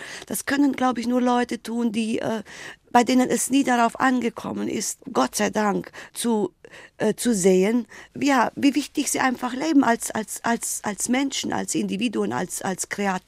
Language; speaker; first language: German; native; German